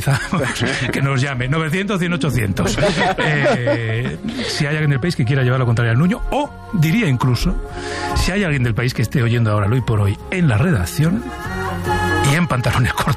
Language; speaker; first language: Spanish; native; Spanish